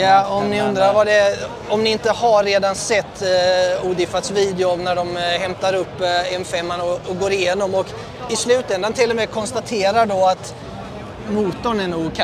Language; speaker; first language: Swedish; native; Swedish